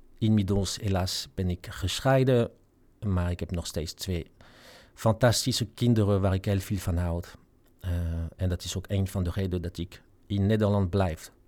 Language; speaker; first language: Dutch; non-native, fluent; French